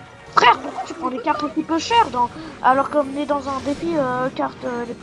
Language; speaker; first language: French; native; French